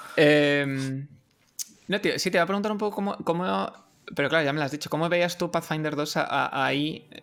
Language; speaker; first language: Spanish; native; Spanish